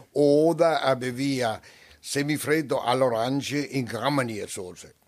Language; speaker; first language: German; non-native, learner; Italian